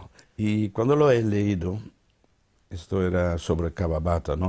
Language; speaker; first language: Spanish; non-native, fluent; Dutch